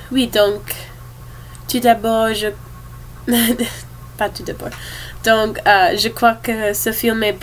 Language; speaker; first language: French; non-native, learner; English